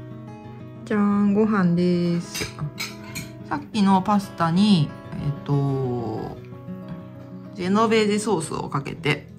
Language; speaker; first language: Japanese; native; Japanese